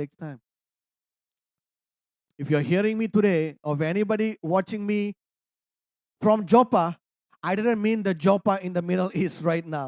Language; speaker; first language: English; non-native, local second language; Tamil